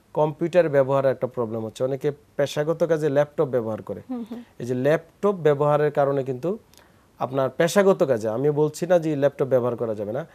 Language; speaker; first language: Bangla; native; Bangla